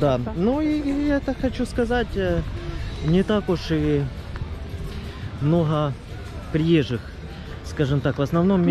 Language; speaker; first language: Russian; native; Russian